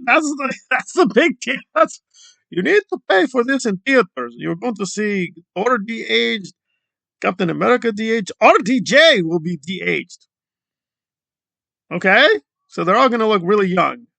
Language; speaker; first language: English; native; English